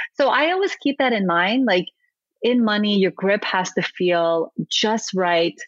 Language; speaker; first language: English; early bilingual, other home language; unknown